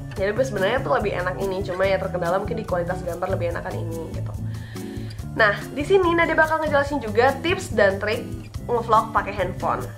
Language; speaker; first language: Indonesian; non-native, local second language; Minangkabau